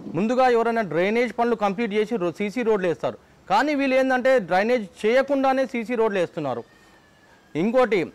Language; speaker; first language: Telugu; native; Telugu